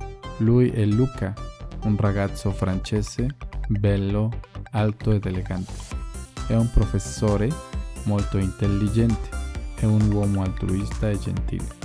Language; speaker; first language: Italian; non-native, fluent; Spanish